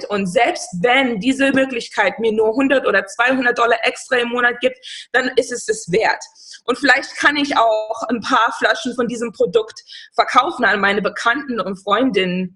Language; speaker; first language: German; non-native, fluent; English